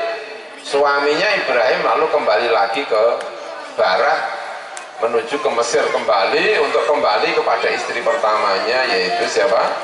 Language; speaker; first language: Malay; non-native, local second language; Javanese